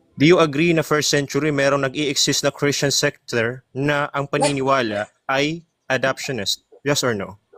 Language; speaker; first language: Filipino; native; Filipino